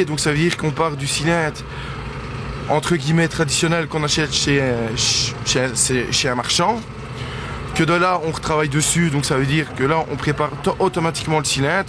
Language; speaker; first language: French; native; French